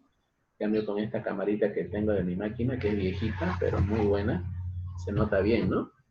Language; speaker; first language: Spanish; native; Spanish